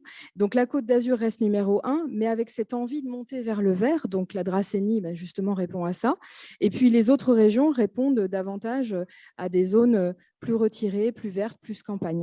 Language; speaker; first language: French; native; French